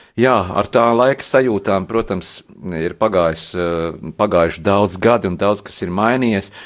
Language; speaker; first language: Latvian; native; Latvian